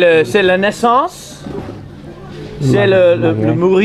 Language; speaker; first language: French; non-native, learner; English